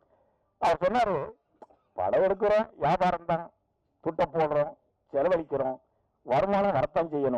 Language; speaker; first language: Tamil; native; Tamil